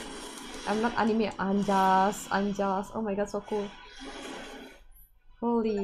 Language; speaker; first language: English; non-native, fluent; Indonesian